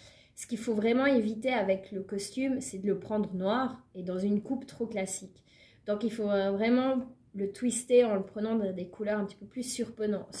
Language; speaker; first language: French; native; French